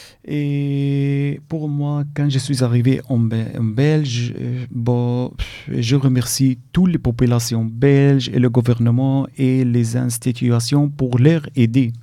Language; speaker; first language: French; non-native, learner; Arabic